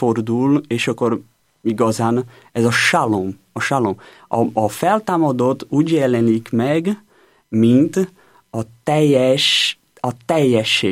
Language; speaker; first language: Hungarian; non-native, learner; Portuguese